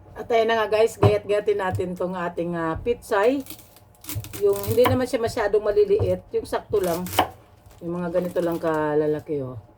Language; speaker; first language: Filipino; non-native, local second language; Hiligaynon